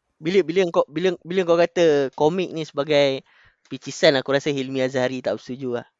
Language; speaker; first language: Malay; native; Malay